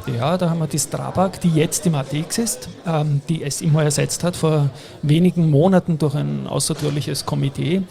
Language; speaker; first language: German; native; German